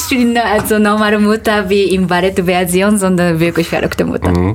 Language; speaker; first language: German; non-native, fluent; Japanese